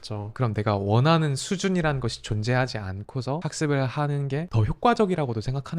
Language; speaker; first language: Korean; native; Korean